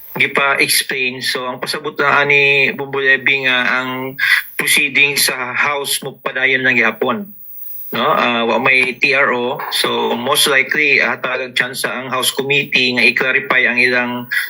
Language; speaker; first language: Cebuano; native; Cebuano